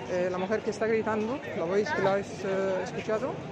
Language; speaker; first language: Spanish; non-native, fluent; Arabic